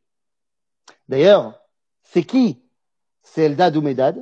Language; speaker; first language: French; native; French